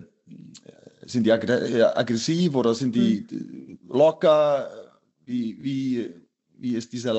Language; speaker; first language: German; non-native, fluent; Icelandic